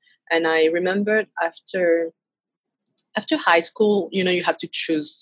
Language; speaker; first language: English; non-native, fluent; French